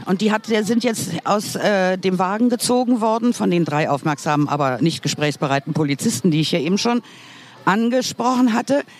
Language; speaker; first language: German; native; German